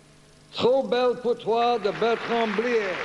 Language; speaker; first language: French; non-native, learner; English